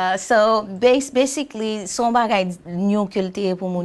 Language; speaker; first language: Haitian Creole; early bilingual, heritage; Haitian Creole